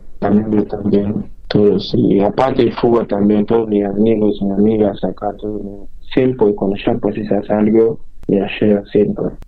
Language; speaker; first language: Spanish; non-native, learner; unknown